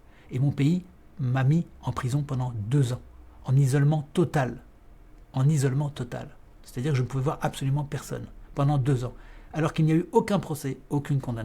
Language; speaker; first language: French; native; French